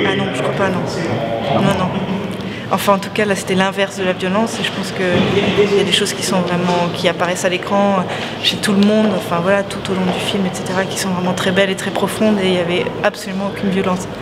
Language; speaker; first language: French; native; French